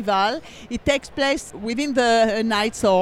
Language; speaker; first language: English; non-native, fluent; French